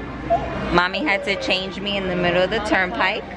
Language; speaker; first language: English; native; English